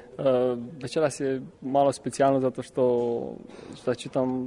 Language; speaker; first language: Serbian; non-native, learner; Romanian